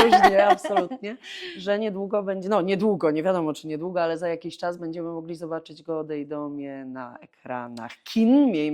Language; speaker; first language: Polish; native; Polish